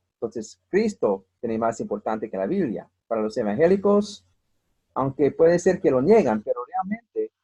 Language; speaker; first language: Spanish; non-native, fluent; English